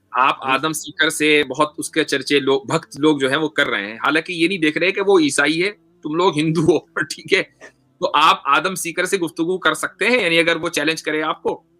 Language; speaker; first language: Urdu; native; Urdu